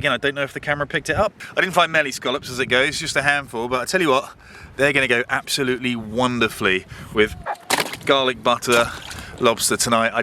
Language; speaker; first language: English; native; English